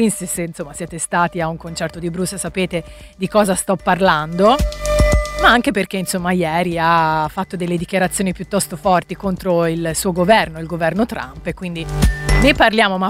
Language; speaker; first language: Italian; native; Italian